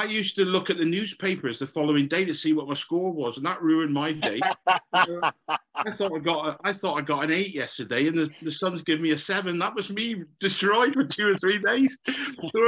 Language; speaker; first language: English; native; English